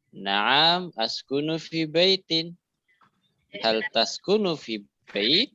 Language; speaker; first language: Arabic; non-native, fluent; Indonesian